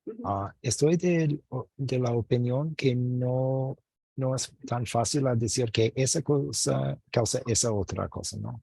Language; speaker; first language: Spanish; non-native, fluent; English